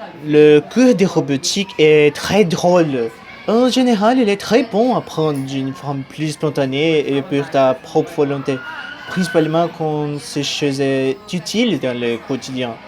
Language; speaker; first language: French; non-native, learner; Portuguese